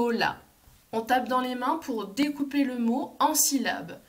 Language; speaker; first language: French; native; French